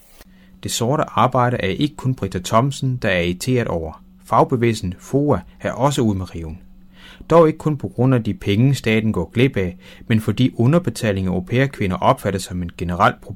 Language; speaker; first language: Danish; native; Danish